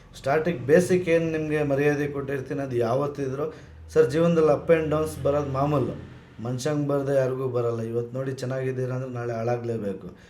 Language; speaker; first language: Kannada; native; Kannada